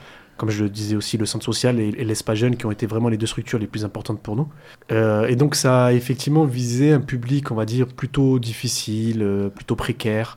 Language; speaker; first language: French; early bilingual, other home language; Arabic